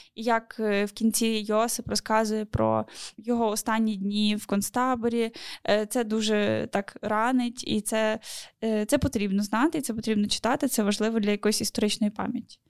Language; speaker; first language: Ukrainian; native; Ukrainian